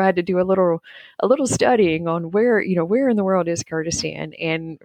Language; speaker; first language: English; native; English